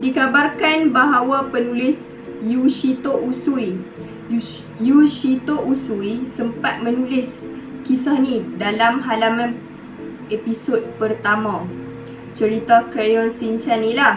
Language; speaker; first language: Malay; native; Malay